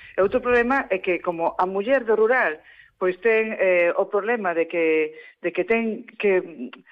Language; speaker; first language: Galician; non-native, local second language; Spanish